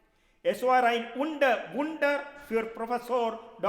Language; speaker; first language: German; non-native, fluent; Malayalam